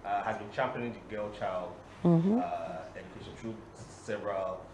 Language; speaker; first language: English; non-native, local second language; Yoruba